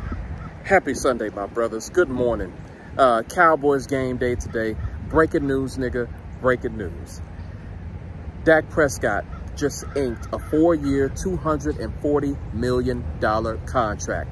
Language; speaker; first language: English; native; English